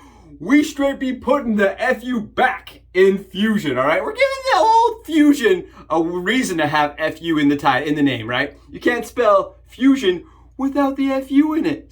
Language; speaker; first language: English; native; English